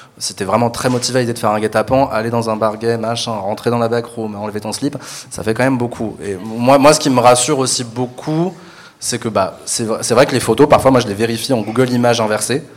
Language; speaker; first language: French; native; French